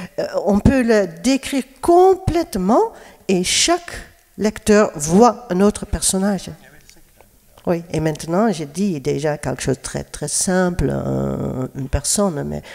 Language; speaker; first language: French; non-native, fluent; Dutch